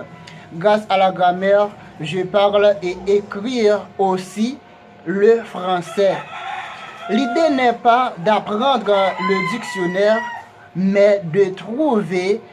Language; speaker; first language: French; non-native, local second language; Haitian Creole